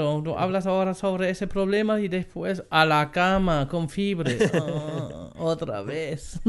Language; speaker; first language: Spanish; non-native, fluent; German